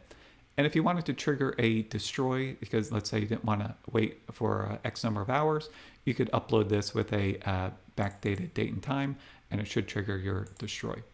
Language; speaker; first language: English; native; English